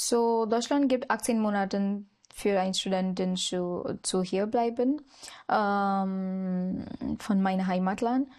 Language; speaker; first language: German; non-native, learner; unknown